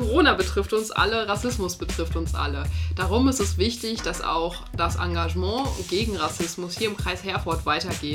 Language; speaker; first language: German; native; German